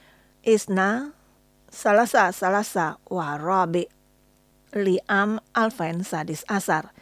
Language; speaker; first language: Arabic; non-native, learner; Indonesian